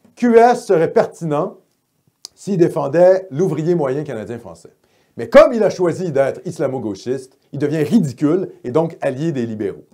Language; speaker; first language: French; native; French